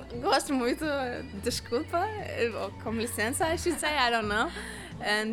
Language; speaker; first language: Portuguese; non-native, learner; Lithuanian